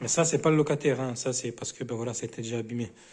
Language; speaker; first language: French; native; French